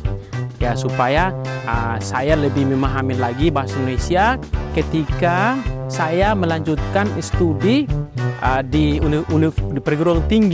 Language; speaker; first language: Indonesian; non-native, fluent; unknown